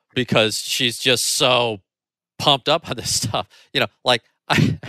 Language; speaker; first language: English; native; English